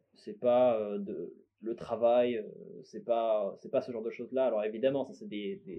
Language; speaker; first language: French; native; French